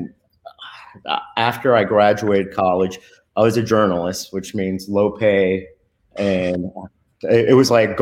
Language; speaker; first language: English; early bilingual, other home language; Spanish